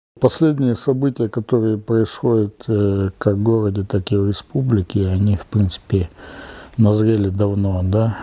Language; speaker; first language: Russian; native; Russian